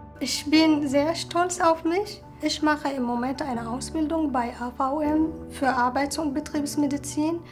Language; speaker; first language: German; non-native, fluent; Arabic